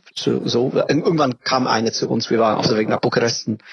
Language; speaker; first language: German; non-native, fluent; English